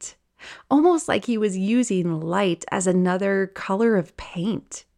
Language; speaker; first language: English; native; English